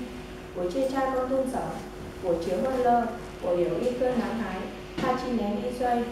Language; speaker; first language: Chinese; non-native, learner; Vietnamese